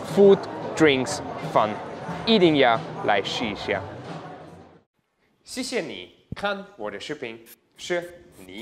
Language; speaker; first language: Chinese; non-native, fluent; German